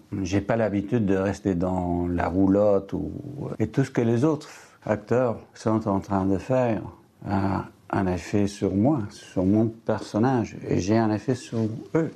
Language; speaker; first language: French; non-native, fluent; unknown